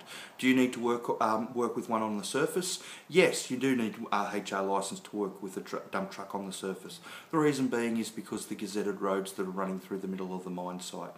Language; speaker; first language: English; native; English